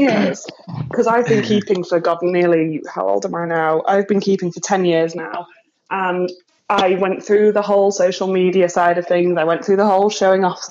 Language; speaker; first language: English; native; English